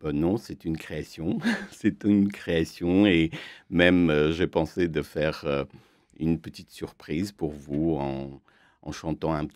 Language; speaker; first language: French; non-native, fluent; Armenian